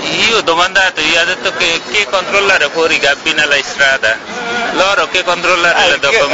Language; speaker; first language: Italian; non-native, learner; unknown